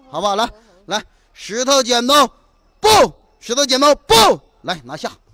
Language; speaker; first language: Chinese; native; Chinese